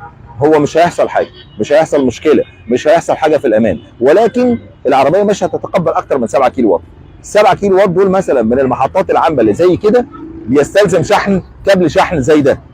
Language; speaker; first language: Arabic; native; Arabic